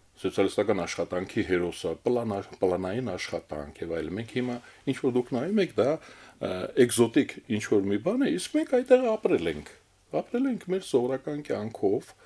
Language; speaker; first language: Armenian; native; Armenian